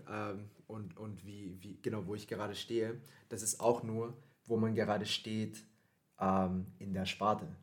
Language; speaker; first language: German; early bilingual, other home language; Filipino